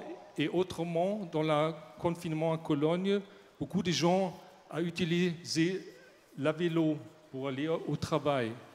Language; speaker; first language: French; non-native, learner; German